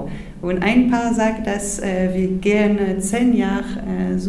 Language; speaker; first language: German; non-native, learner; French